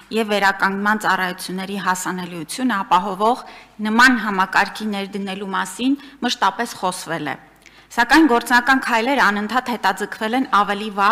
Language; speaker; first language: Armenian; native; Armenian